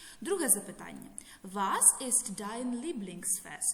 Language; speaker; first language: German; non-native, fluent; Ukrainian